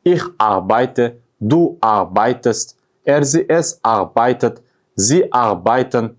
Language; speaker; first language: German; non-native, fluent; Uzbek